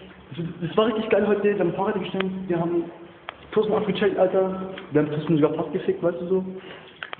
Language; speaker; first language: German; early bilingual, other home language; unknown